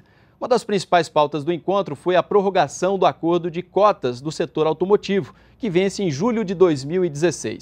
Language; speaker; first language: Portuguese; native; Portuguese